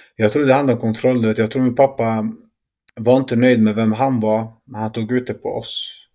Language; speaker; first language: Swedish; early bilingual, other home language; Arabic